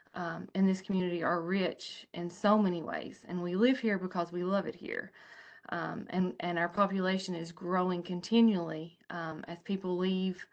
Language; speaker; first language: English; native; English